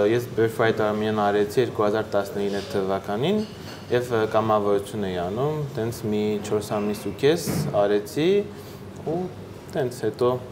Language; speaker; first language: Armenian; early bilingual, heritage; Armenian